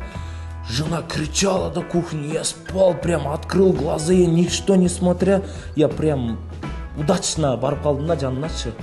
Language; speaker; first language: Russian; non-native, local second language; Kyrgyz